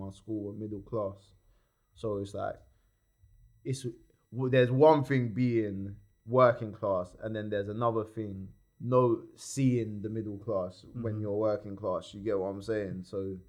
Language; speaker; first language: English; native; English